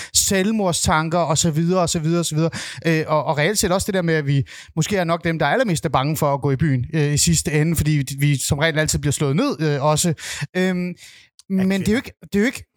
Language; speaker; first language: Danish; native; Danish